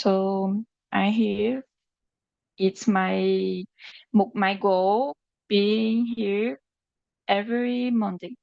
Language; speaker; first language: English; non-native, learner; Portuguese